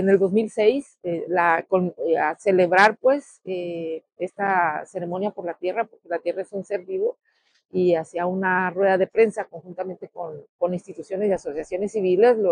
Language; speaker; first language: Spanish; native; Spanish